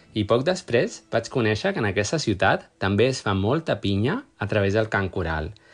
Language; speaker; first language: Catalan; early bilingual, other home language; Spanish